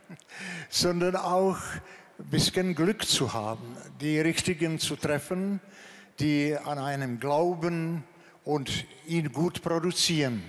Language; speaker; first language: German; non-native, fluent; Czech